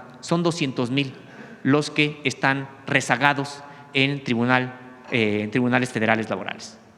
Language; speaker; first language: Spanish; native; Spanish